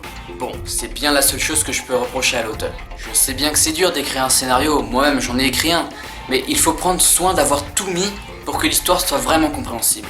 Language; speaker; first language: French; native; French